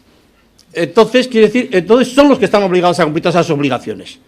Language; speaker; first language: Spanish; native; Spanish